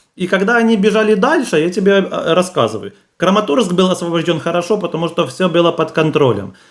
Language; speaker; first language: Russian; native; Russian